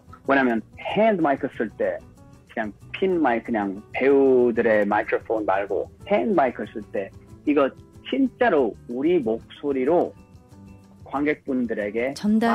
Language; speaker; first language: Korean; early bilingual, heritage; English